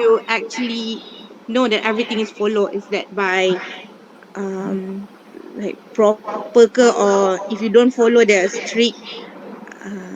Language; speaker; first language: English; non-native, local second language; Malay